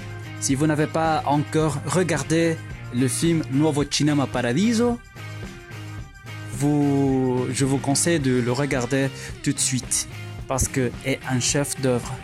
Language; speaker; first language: French; non-native, fluent; Spanish